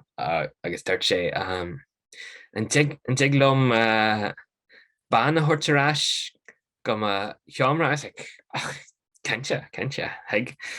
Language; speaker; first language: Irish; native; Irish